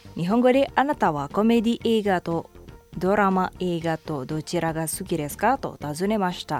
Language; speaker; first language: Japanese; non-native, fluent; Indonesian